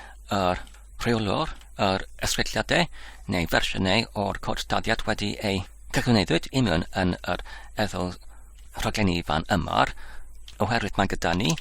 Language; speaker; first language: Welsh; non-native, learner; English